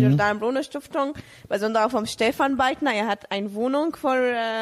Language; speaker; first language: German; non-native, learner; Arabic